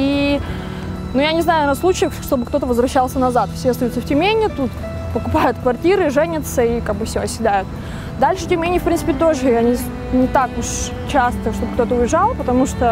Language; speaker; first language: Russian; native; Russian